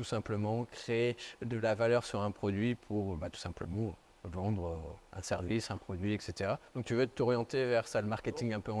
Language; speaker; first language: French; native; French